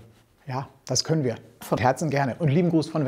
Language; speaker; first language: German; native; German